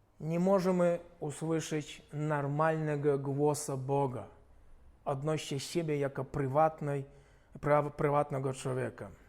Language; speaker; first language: Polish; non-native, fluent; Ukrainian